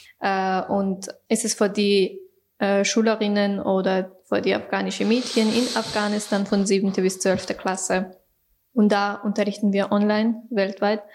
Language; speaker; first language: German; non-native, fluent; Persian